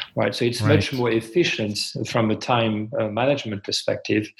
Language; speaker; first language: English; non-native, fluent; French